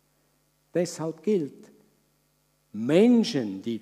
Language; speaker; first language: German; native; German